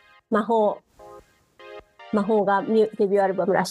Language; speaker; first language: Japanese; native; Japanese